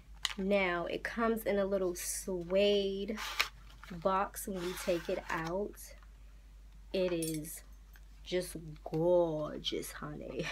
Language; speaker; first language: English; native; English